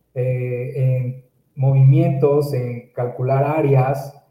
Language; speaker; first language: Spanish; native; Spanish